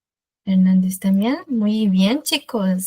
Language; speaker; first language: Spanish; non-native, fluent; Portuguese